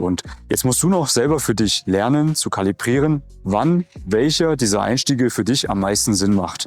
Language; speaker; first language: German; native; German